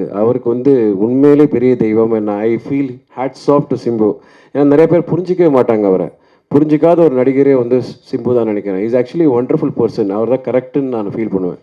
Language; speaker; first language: Tamil; native; Tamil